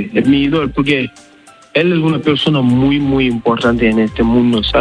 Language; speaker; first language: Spanish; non-native, learner; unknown